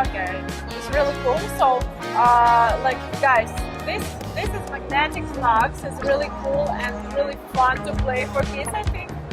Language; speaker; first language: English; non-native, learner; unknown